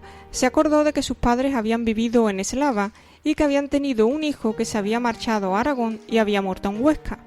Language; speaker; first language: Spanish; native; Spanish